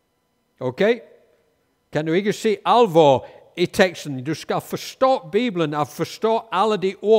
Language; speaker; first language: Danish; non-native, fluent; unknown